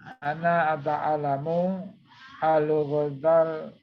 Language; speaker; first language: Arabic; non-native, learner; Indonesian